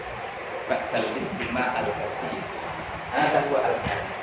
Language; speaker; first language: Arabic; non-native, learner; Indonesian